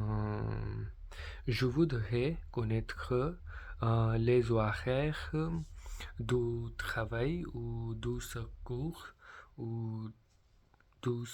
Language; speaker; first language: French; non-native, learner; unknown